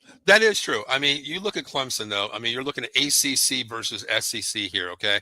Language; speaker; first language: English; native; English